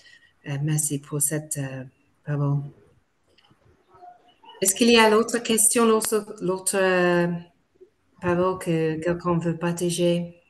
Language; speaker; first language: French; non-native, fluent; English